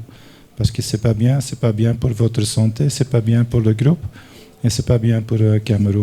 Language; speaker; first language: French; non-native, fluent; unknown